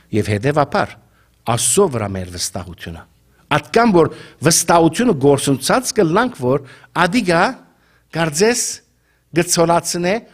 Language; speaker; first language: Armenian; native; Armenian